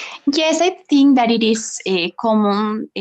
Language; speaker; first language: English; non-native, learner; Spanish